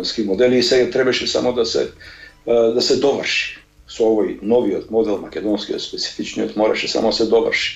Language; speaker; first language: Macedonian; native; Macedonian